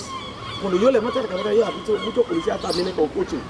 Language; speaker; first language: Spanish; non-native, learner; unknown